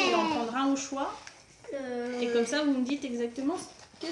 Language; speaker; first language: French; native; French